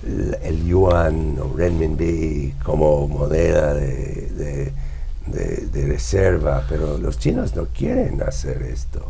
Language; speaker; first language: Spanish; non-native, fluent; English